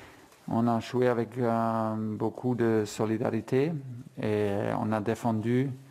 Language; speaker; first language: French; non-native, fluent; German